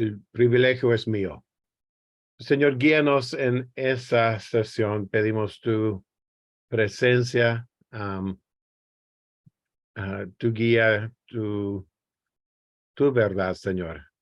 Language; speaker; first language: Spanish; non-native, fluent; English